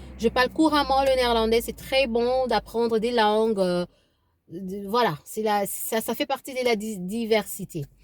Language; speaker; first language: French; non-native, local second language; Lingala